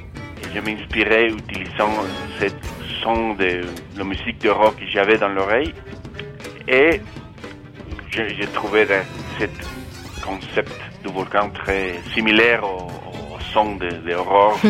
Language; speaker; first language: French; non-native, fluent; Spanish